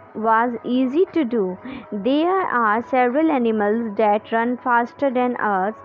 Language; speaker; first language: English; non-native, local second language; Hindi